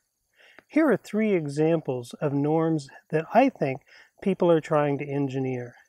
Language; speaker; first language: English; native; English